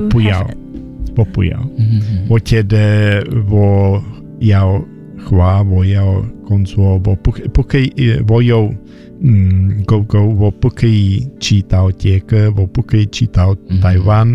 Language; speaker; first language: Chinese; non-native, learner; Czech